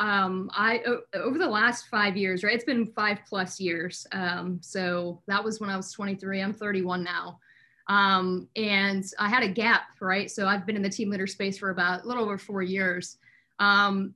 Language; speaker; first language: English; native; English